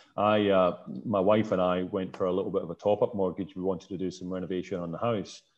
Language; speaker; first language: English; native; English